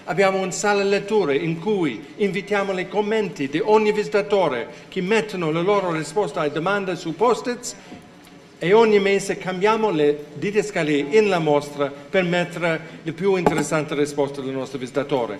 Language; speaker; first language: Italian; non-native, fluent; English